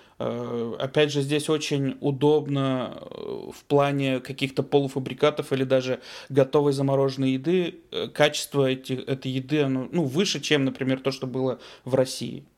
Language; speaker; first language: Russian; native; Russian